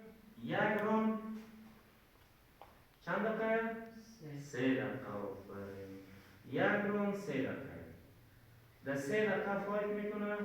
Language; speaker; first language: Persian; native; Persian